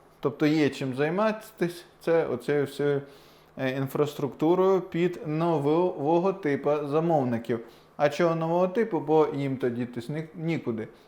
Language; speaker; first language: Ukrainian; non-native, local second language; Russian